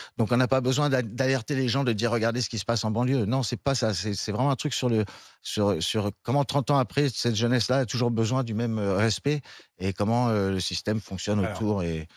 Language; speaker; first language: French; native; French